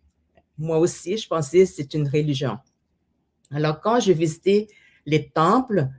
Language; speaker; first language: French; non-native, fluent; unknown